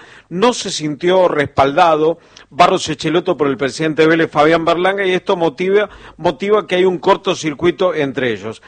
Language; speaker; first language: Spanish; native; Spanish